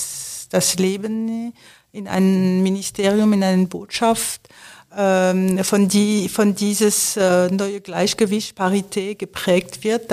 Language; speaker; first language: German; non-native, fluent; French